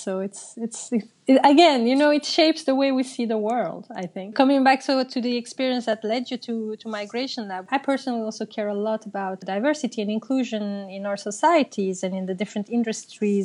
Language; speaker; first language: English; non-native, fluent; Turkish